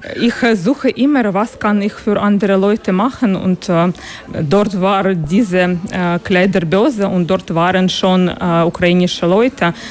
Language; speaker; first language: German; non-native, learner; Ukrainian